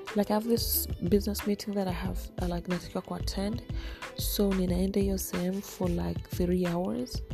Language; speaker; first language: English; non-native, local second language; Swahili